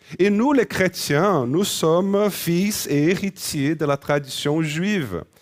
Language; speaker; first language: French; non-native, fluent; Portuguese